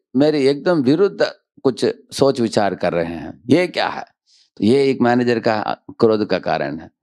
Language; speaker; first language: Hindi; non-native, local second language; Telugu